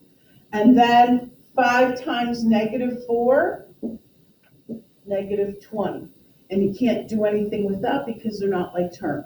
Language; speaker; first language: English; native; English